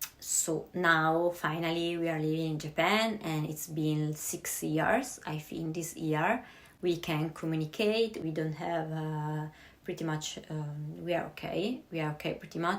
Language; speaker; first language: English; non-native, fluent; Italian